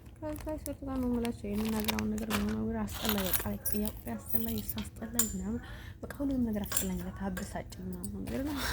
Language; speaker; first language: Amharic; non-native, local second language; Tigrinya